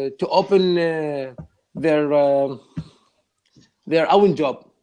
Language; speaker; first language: English; non-native, learner; Arabic